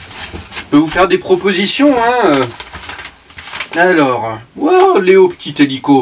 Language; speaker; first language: French; native; French